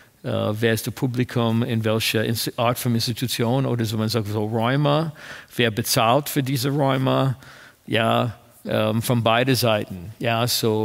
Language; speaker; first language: German; non-native, fluent; English